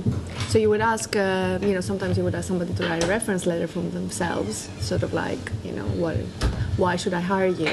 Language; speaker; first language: English; non-native, fluent; Greek